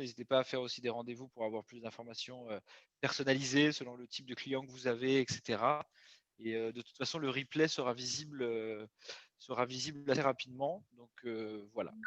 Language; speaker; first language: French; native; French